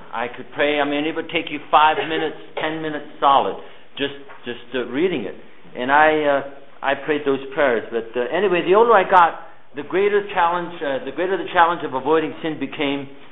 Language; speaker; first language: English; early bilingual, other home language; Pennsylvania German